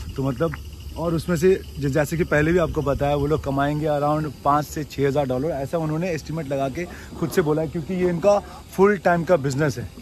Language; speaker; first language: Hindi; native; Hindi